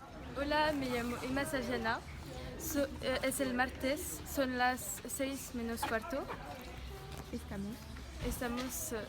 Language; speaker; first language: Spanish; non-native, learner; French